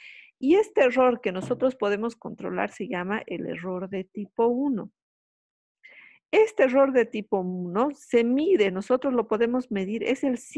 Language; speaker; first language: Spanish; native; Spanish